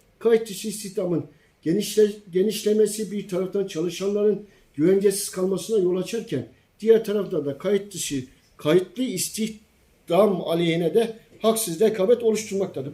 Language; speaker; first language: Turkish; native; Turkish